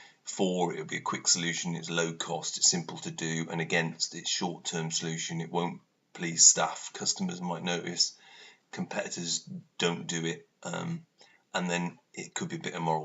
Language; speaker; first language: English; native; English